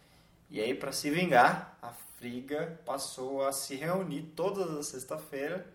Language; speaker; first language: Portuguese; native; Portuguese